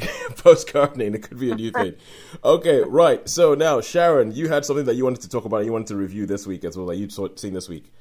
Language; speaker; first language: English; non-native, local second language; Yoruba